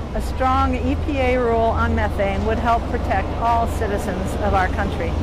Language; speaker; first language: English; native; English